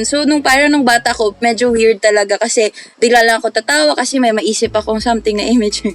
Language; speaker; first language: Filipino; non-native, local second language; Cebuano